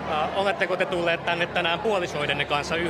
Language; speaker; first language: Finnish; native; Finnish